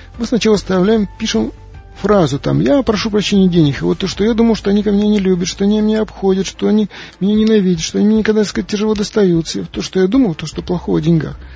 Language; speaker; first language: Russian; native; Russian